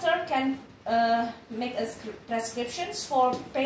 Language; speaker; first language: English; non-native, learner; Indonesian